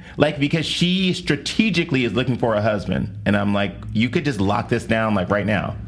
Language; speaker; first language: English; native; English